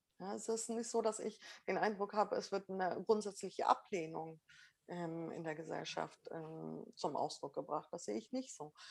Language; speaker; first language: German; early bilingual, other home language; Arabic